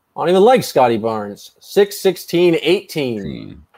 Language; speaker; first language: English; native; English